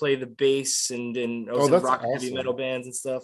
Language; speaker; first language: English; native; English